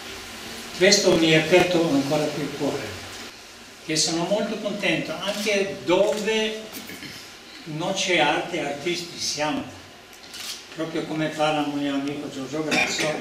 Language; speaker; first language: Italian; non-native, learner; Serbian